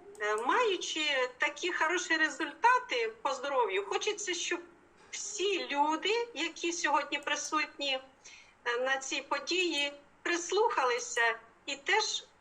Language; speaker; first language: Ukrainian; native; Ukrainian